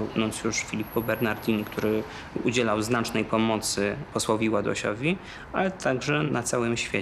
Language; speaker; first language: Polish; native; Polish